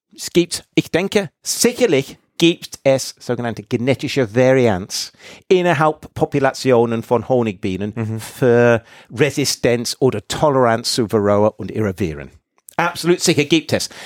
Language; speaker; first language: German; non-native, fluent; English